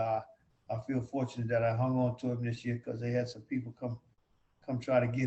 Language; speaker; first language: English; native; English